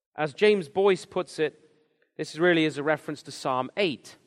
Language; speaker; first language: English; native; English